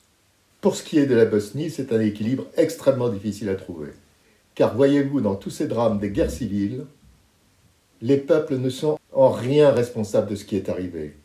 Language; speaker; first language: French; native; French